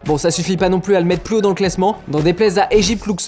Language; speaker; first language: French; native; French